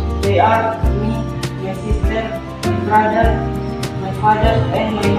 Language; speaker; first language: English; non-native, learner; Indonesian